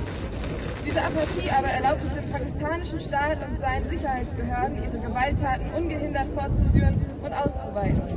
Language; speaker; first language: German; native; German